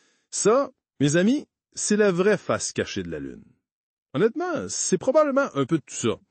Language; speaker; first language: French; native; French